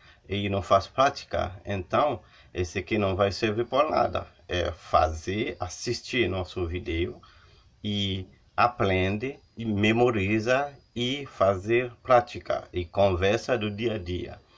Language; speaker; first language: Portuguese; non-native, learner; Haitian Creole